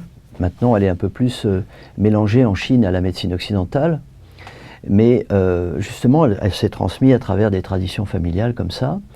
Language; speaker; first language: French; native; French